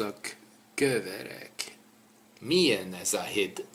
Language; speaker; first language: Hungarian; non-native, learner; English